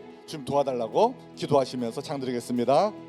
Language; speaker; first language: Korean; native; Korean